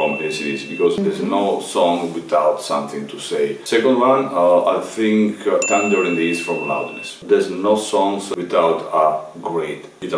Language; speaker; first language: English; non-native, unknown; Italian